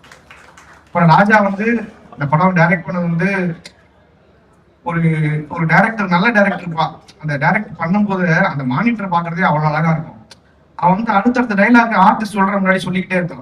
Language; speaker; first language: Tamil; native; Tamil